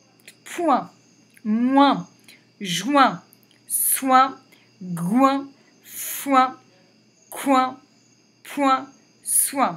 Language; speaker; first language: French; native; French